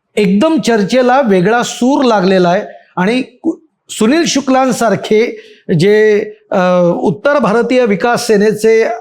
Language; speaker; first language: Marathi; native; Marathi